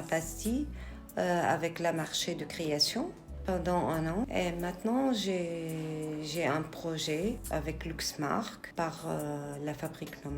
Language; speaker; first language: French; non-native, learner; Arabic